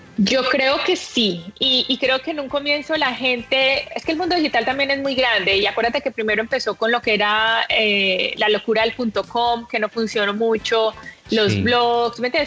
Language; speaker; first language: Spanish; native; Spanish